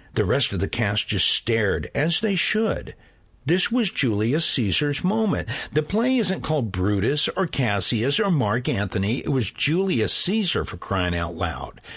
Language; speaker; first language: English; native; English